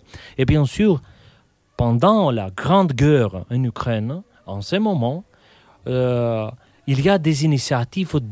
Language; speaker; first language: French; non-native, fluent; Romanian